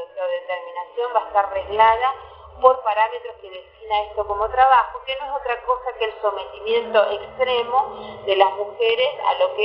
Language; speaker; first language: Spanish; native; Spanish